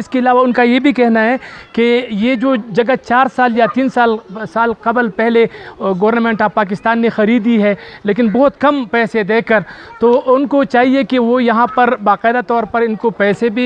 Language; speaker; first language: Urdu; non-native, local second language; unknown